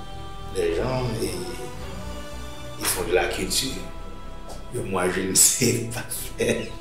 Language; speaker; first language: French; non-native, local second language; Haitian Creole